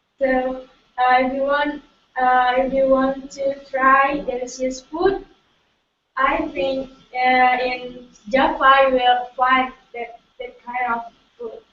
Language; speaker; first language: English; non-native, learner; Indonesian